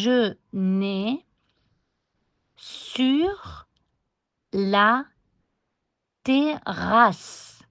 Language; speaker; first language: French; non-native, fluent; Spanish